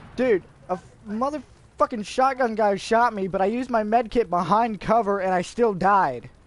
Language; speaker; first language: English; native; English